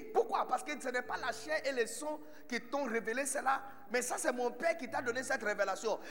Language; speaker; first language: French; non-native, fluent; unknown